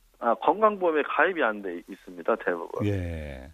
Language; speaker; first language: Korean; native; Korean